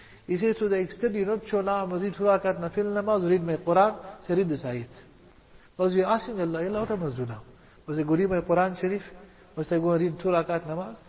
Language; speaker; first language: English; native; English